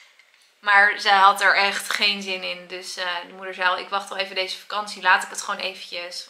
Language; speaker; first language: Dutch; native; Dutch